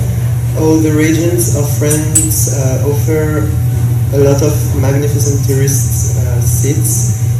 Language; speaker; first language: English; non-native, learner; French